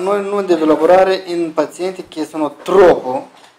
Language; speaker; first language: Italian; non-native, learner; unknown